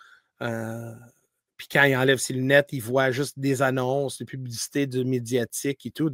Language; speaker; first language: French; native; French